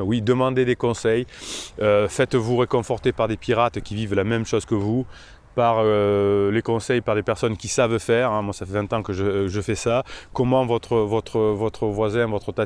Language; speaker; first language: French; native; French